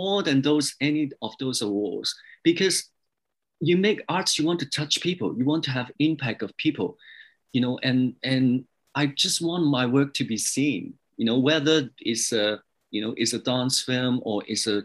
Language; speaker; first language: English; non-native, local second language; Cantonese